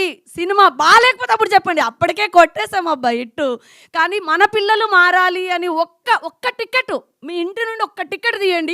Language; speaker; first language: Telugu; native; Telugu